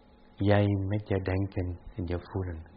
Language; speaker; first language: Dutch; non-native, fluent; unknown